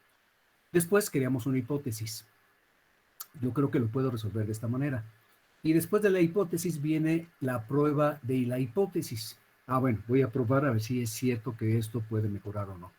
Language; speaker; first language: Spanish; native; Spanish